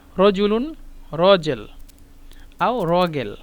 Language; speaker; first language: Arabic; non-native, fluent; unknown